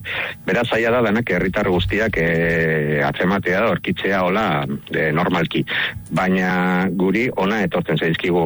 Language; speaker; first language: Basque; non-native, local second language; Spanish